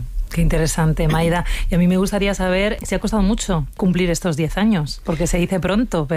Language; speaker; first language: Spanish; native; Spanish